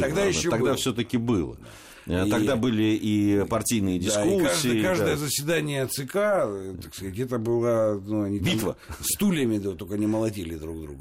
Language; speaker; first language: Russian; native; Russian